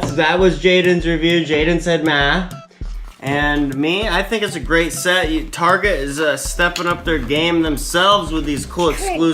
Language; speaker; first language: English; native; English